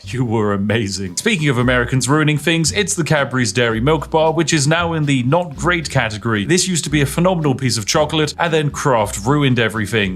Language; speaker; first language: English; native; English